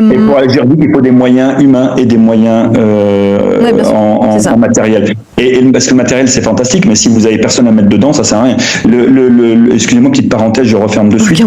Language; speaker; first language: French; native; French